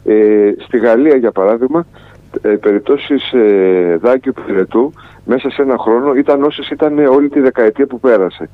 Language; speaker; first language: Greek; native; Greek